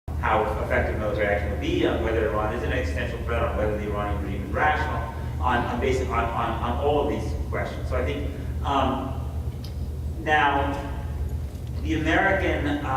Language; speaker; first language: English; native; English